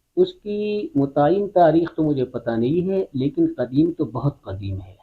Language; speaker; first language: Urdu; non-native, local second language; Khowar